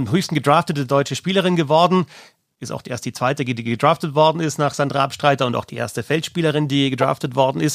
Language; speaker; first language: German; native; German